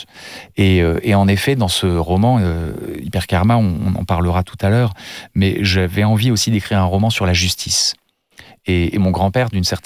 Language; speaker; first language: French; native; French